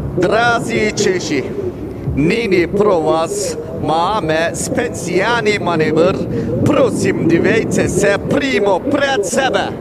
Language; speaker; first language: Czech; non-native, learner; Turkish